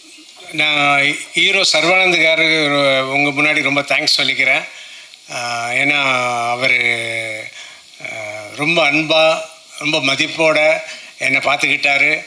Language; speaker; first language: Tamil; non-native, local second language; Telugu